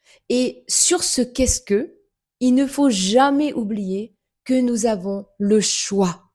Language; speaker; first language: French; native; French